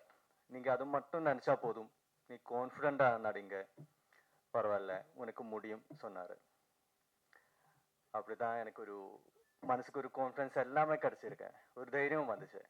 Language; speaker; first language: Tamil; non-native, fluent; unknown